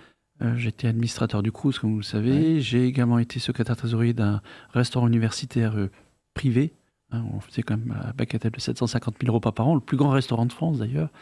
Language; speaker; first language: French; native; French